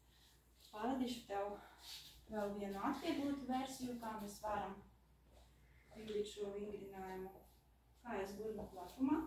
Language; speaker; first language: Latvian; non-native, learner; Russian